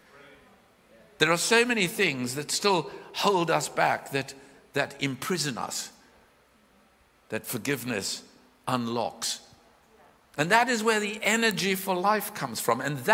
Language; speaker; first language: English; native; English